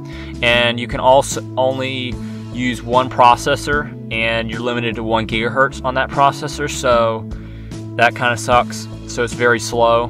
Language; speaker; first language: English; native; English